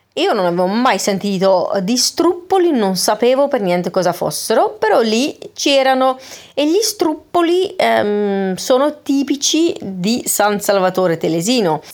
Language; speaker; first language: Italian; non-native, fluent; Dutch